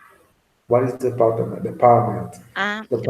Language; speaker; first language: English; non-native, learner; Spanish